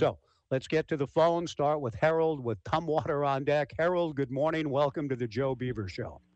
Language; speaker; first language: English; native; English